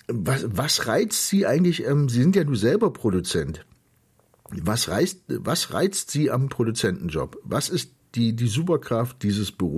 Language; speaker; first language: German; native; German